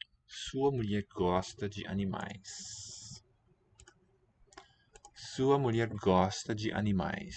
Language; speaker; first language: Portuguese; non-native, learner; English